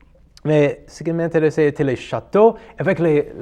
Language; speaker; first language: French; non-native, local second language; English